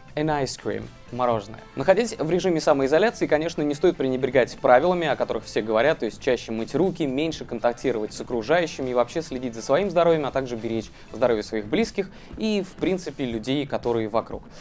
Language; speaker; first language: Russian; native; Russian